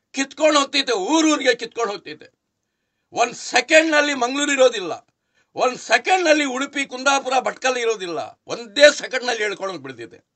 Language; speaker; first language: Kannada; non-native, local second language; Urdu